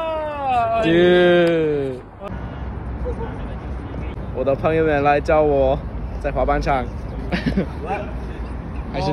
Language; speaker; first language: Chinese; non-native, learner; English